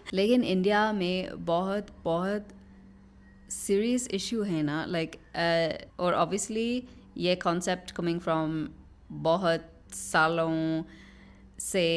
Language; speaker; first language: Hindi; non-native, learner; English